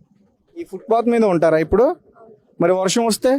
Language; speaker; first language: Telugu; native; Telugu